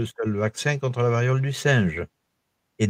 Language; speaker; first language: French; native; French